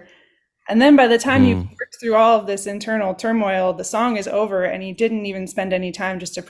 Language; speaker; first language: English; native; English